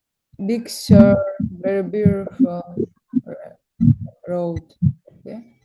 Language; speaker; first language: English; non-native, learner; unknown